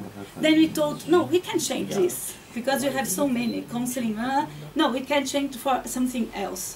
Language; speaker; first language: English; non-native, learner; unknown